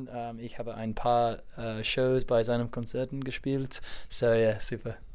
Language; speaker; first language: German; non-native, learner; English